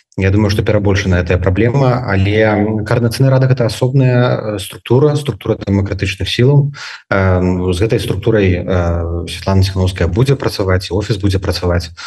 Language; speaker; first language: Belarusian; native; Belarusian